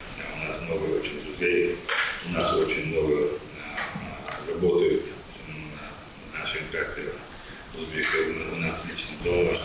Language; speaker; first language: Russian; non-native, local second language; Chechen